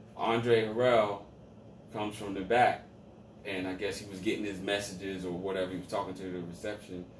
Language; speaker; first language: English; native; English